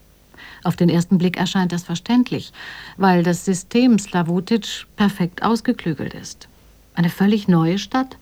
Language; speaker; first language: German; native; German